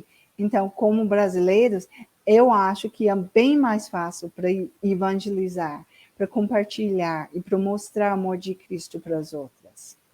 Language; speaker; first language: Portuguese; non-native, learner; English